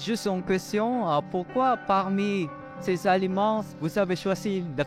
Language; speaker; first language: French; non-native, learner; Filipino